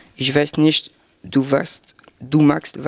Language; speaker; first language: German; non-native, learner; French